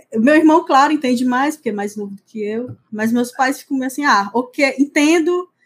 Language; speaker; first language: Portuguese; native; Portuguese